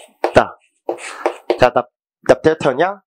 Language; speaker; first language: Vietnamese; non-native, fluent; Korean